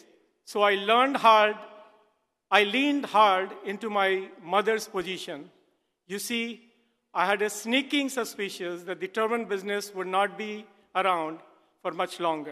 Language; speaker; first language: English; non-native, local second language; Hindi